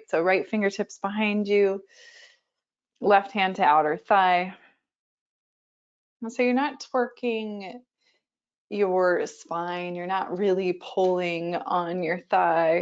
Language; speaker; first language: English; native; English